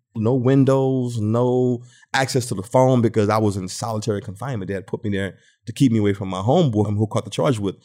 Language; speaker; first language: English; native; English